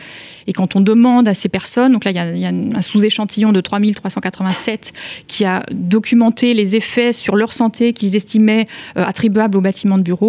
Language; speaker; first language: French; native; French